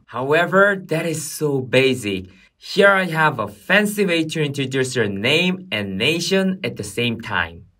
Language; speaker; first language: English; non-native, fluent; Korean